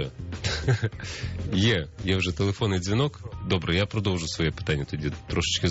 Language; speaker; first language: Ukrainian; native; Ukrainian